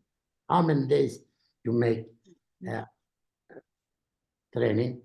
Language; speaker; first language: English; non-native, learner; Turkish